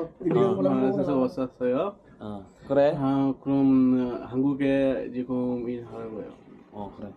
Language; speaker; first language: Korean; non-native, learner; Bangla